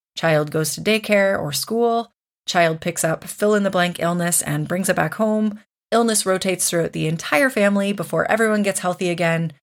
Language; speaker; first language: English; native; English